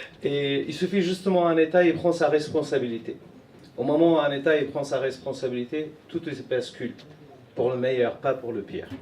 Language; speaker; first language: French; non-native, fluent; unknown